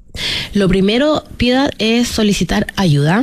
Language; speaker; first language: Spanish; native; Spanish